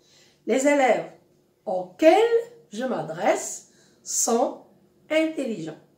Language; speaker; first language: French; non-native, local second language; Arabic